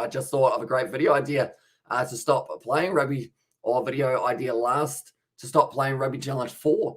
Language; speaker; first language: English; native; English